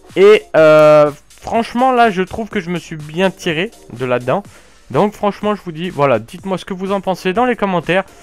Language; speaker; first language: French; native; French